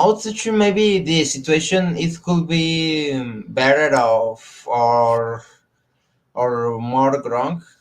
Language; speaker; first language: English; non-native, learner; Spanish